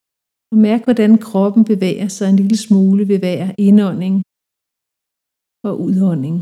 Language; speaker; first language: Danish; native; Danish